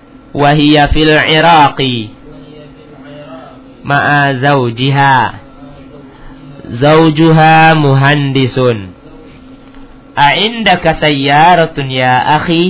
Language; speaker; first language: Arabic; non-native, fluent; Indonesian